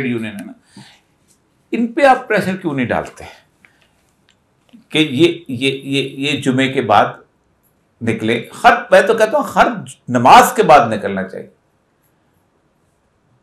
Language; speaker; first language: Urdu; native; Urdu